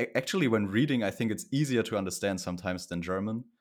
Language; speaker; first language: English; non-native, fluent; German